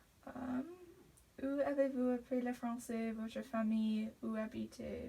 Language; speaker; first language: French; non-native, learner; English